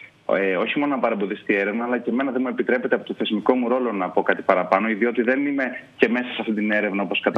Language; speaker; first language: Greek; native; Greek